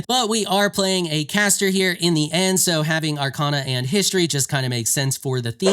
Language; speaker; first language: English; native; English